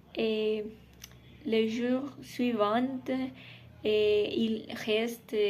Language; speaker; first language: French; non-native, learner; Spanish